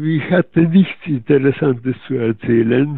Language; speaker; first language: German; non-native, fluent; Polish